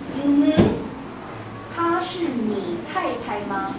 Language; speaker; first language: Chinese; non-native, fluent; English